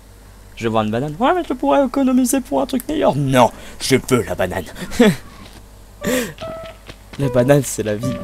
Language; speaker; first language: French; native; French